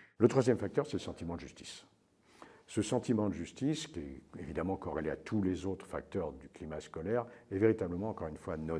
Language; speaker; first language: French; native; French